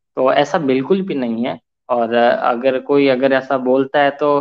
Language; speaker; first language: Hindi; native; Hindi